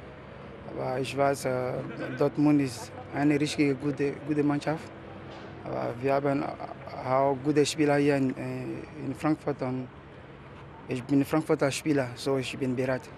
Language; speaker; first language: German; non-native, learner; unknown